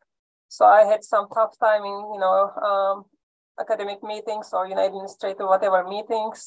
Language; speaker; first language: English; non-native, fluent; Turkish